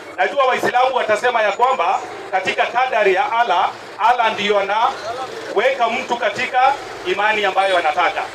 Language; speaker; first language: Swahili; non-native, local second language; Kikuyu